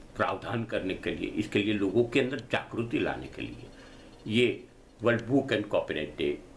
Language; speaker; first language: Hindi; non-native, local second language; Gujarati